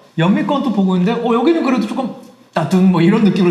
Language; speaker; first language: Korean; native; Korean